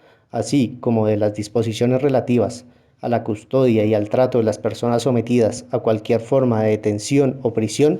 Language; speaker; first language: Spanish; native; Spanish